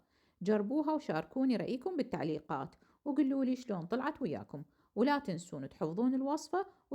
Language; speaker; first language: Arabic; native; Arabic